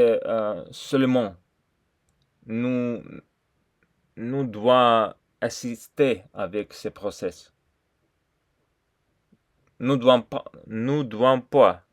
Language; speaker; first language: French; non-native, learner; Russian